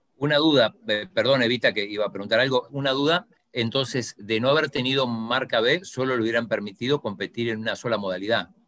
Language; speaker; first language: Spanish; native; Spanish